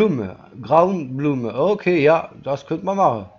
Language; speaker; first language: German; non-native, learner; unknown